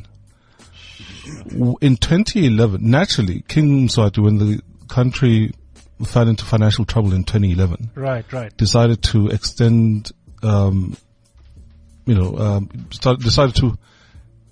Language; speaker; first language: English; non-native, local second language; Swati